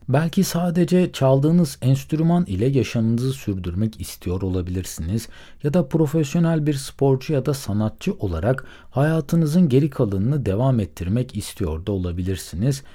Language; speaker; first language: Turkish; native; Turkish